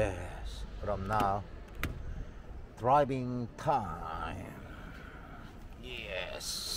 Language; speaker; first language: English; non-native, learner; Korean